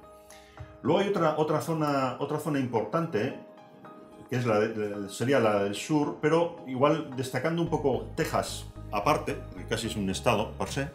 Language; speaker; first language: Spanish; native; Spanish